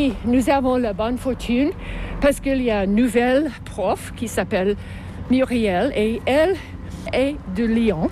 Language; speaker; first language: French; non-native, local second language; English